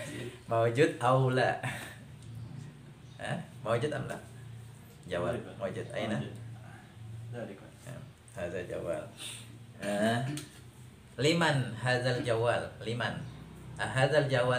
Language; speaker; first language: Arabic; non-native, fluent; Indonesian